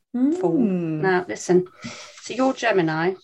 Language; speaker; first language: English; native; English